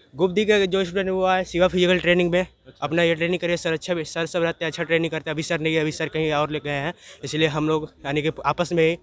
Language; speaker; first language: Hindi; native; Hindi